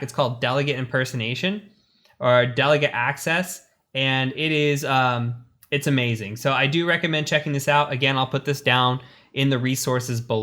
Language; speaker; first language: English; native; English